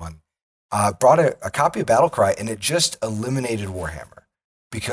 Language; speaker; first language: English; native; English